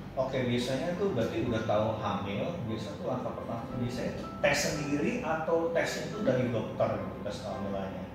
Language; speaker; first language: Indonesian; native; Indonesian